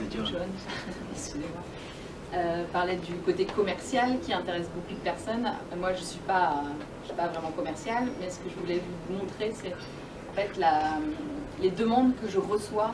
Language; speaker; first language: French; native; French